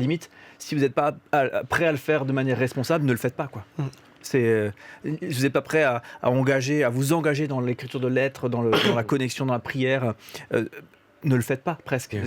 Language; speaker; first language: French; native; French